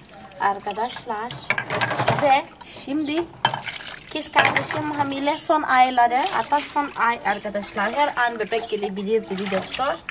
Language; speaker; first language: Turkish; non-native, fluent; Portuguese